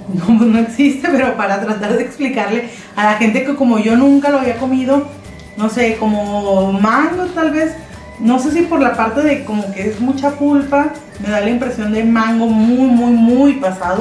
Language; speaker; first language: Spanish; non-native, local second language; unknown